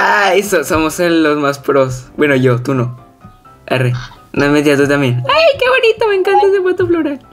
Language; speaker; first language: Spanish; native; Spanish